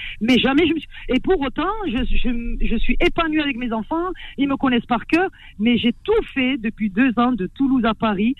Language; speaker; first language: French; early bilingual, other home language; Arabic